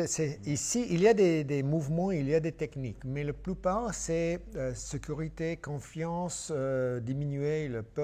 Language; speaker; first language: French; non-native, fluent; English